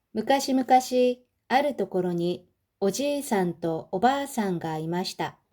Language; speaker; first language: Japanese; non-native, fluent; Korean